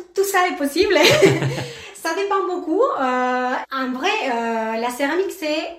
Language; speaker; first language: French; non-native, fluent; Spanish